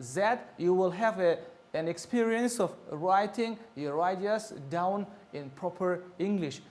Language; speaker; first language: English; non-native, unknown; Tajik